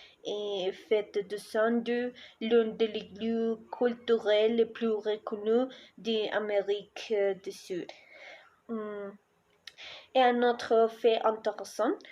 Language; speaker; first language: French; non-native, learner; Spanish